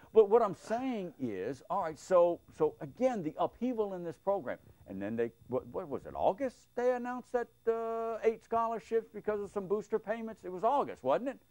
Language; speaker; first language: English; native; English